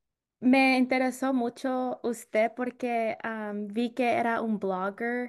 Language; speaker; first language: Spanish; non-native, fluent; English